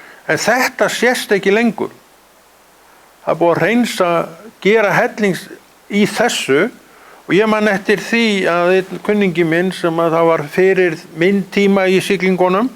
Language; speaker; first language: Icelandic; native; Icelandic